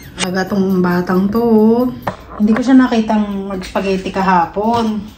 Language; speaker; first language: Filipino; native; Filipino